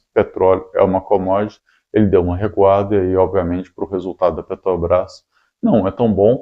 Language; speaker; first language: Portuguese; native; Portuguese